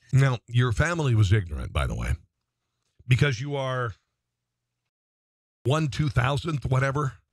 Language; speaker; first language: English; native; English